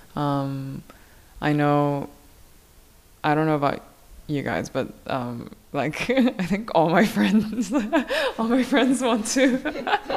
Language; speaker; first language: English; non-native, local second language; Korean